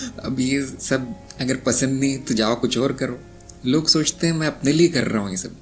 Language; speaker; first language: Hindi; native; Hindi